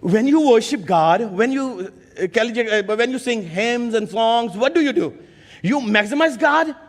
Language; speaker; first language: English; non-native, local second language; Urdu